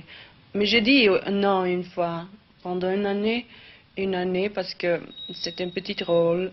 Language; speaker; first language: French; non-native, fluent; Swedish